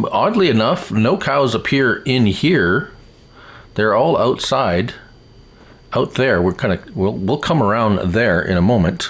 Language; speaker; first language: English; native; English